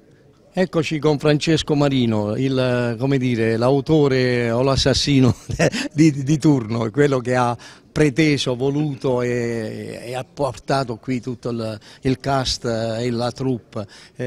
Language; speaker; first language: Italian; native; Italian